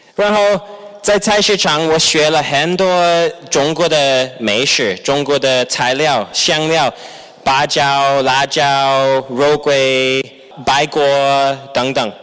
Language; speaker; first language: Chinese; non-native, fluent; English